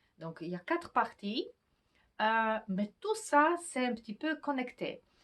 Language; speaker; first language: French; non-native, fluent; Polish